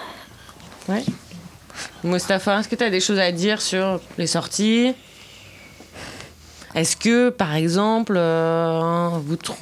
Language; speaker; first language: French; native; French